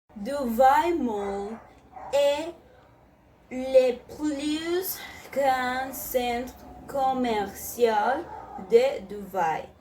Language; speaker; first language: French; non-native, learner; Spanish